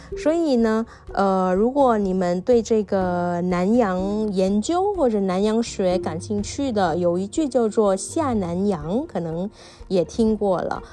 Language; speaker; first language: Chinese; non-native, fluent; Indonesian